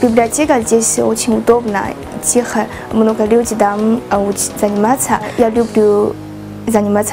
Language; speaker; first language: Russian; non-native, learner; Chinese